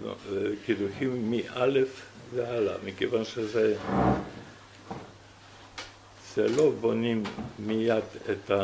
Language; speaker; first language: Hebrew; non-native, fluent; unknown